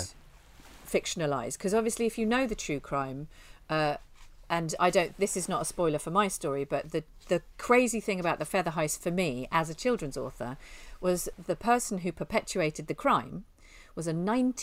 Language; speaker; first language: English; native; English